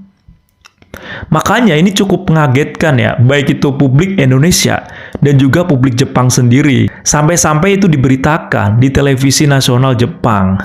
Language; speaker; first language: Indonesian; native; Indonesian